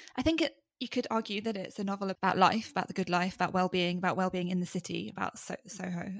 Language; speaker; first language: English; native; English